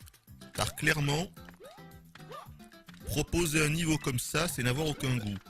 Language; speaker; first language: French; native; French